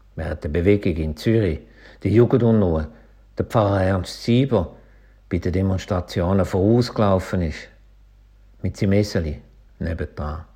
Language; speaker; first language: German; native; German